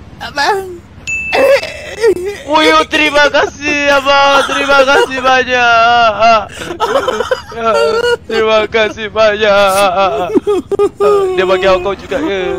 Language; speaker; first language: Malay; native; Malay